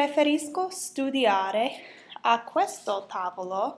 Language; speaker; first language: Italian; non-native, learner; English